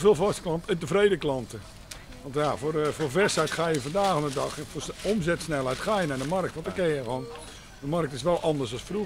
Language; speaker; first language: Dutch; native; Dutch